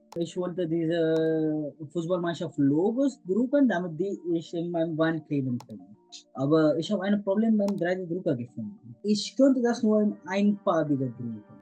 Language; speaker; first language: German; non-native, learner; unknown